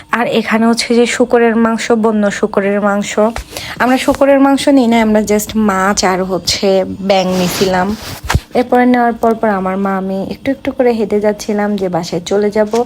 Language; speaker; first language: Bangla; non-native, local second language; Chakma